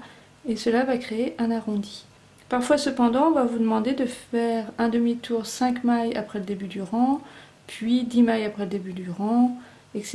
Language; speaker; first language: French; native; French